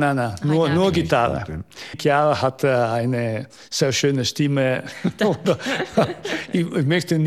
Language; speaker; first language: German; non-native, local second language; Italian